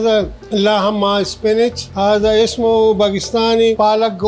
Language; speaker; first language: Arabic; non-native, learner; Urdu